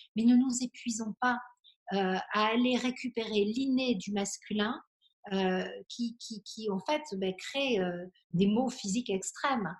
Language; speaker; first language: French; native; French